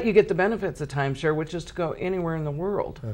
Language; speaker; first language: English; native; English